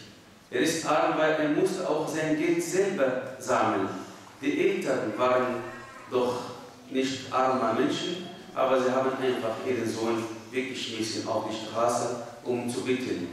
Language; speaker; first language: German; non-native, fluent; Arabic